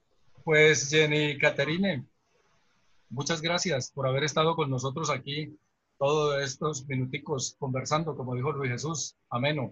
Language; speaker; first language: Spanish; native; Spanish